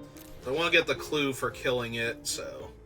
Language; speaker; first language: English; native; English